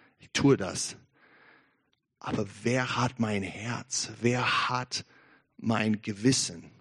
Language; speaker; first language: German; non-native, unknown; English